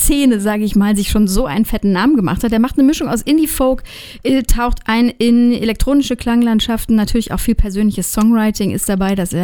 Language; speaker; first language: German; native; German